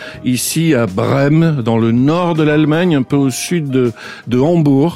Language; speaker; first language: French; native; French